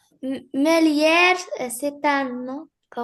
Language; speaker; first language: French; non-native, learner; Arabic